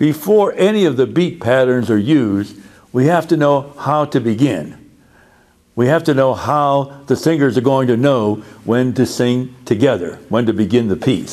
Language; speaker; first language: English; native; English